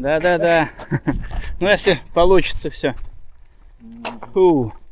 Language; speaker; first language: Russian; native; Russian